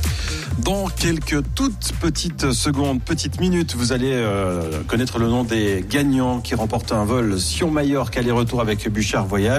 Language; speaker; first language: French; native; French